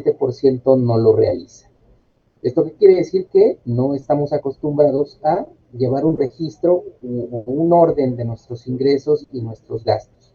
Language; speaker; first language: Spanish; native; Spanish